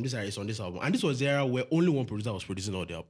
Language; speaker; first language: English; non-native, local second language; Yoruba